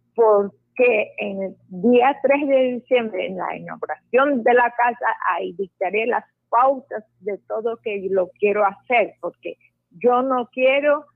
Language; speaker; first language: Spanish; non-native, fluent; Arabic